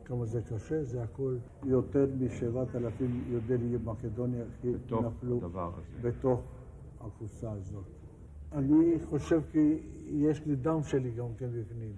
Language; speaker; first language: Hebrew; non-native, fluent; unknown